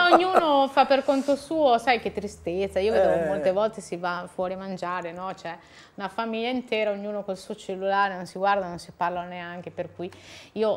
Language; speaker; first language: Italian; native; Italian